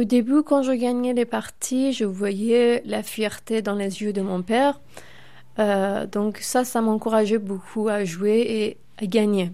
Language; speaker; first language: French; non-native, fluent; Persian